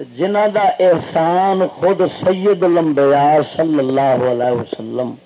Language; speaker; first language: Urdu; non-native, local second language; Punjabi